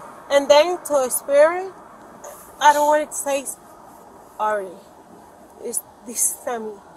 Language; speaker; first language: English; non-native, learner; Spanish